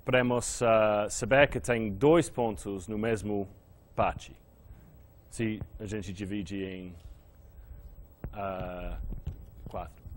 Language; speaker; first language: Portuguese; non-native, fluent; English